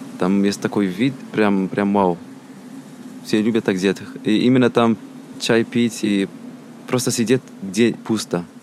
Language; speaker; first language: Russian; non-native, fluent; Arabic